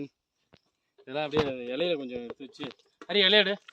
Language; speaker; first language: Tamil; native; Tamil